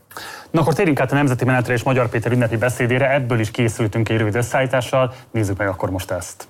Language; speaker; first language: Hungarian; native; Hungarian